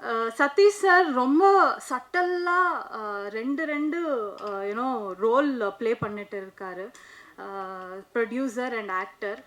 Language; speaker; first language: Tamil; non-native, local second language; Kannada